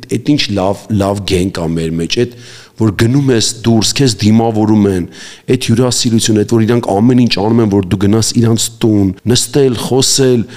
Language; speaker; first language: Armenian; native; Armenian